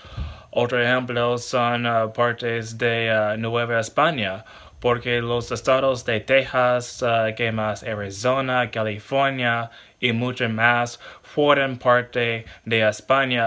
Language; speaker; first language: Spanish; non-native, learner; English